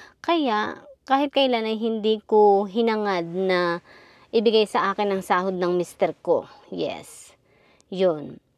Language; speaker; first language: Filipino; native; Filipino